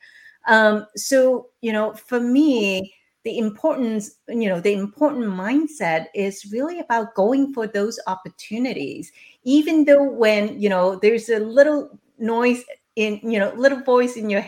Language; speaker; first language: English; non-native, local second language; Cantonese